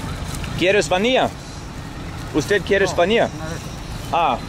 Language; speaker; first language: Spanish; non-native, learner; Norwegian